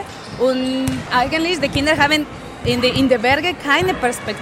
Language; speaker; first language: German; non-native, learner; Spanish